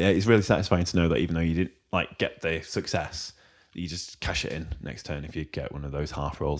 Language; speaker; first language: English; native; English